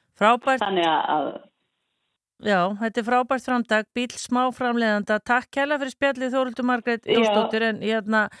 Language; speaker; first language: Icelandic; native; Icelandic